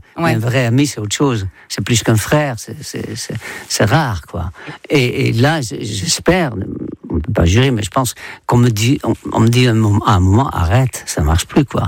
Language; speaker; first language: French; non-native, fluent; Dutch